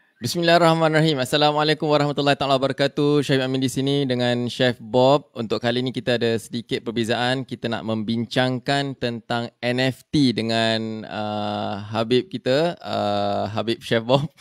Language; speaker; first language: Malay; native; Malay